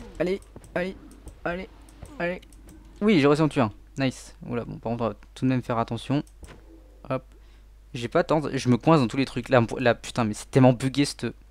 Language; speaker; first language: French; native; French